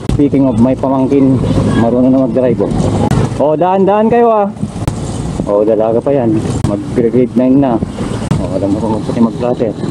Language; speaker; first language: Filipino; non-native, local second language; Iloko